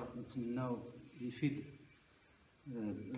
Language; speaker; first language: Arabic; native; Arabic